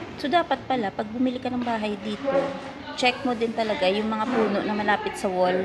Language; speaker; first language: Filipino; native; Filipino